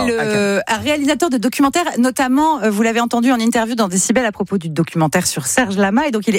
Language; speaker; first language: French; native; French